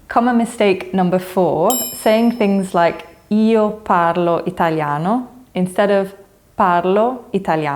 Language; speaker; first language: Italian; non-native, fluent; English